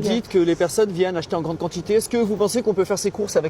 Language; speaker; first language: French; native; French